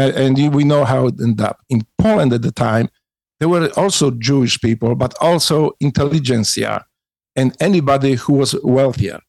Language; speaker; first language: English; non-native, fluent; Polish